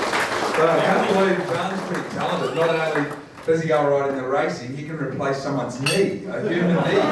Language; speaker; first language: English; native; English